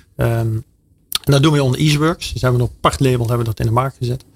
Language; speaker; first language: Dutch; native; Dutch